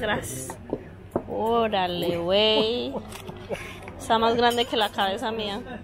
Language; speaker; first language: Spanish; early bilingual, heritage; Spanish